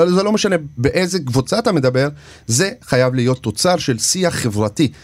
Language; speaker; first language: Hebrew; non-native, local second language; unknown